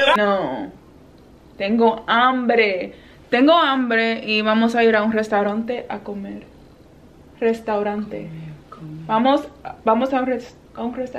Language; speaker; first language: Spanish; early bilingual, heritage; Spanish